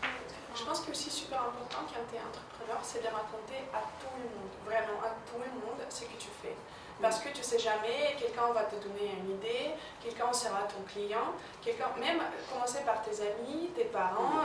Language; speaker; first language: French; non-native, fluent; Russian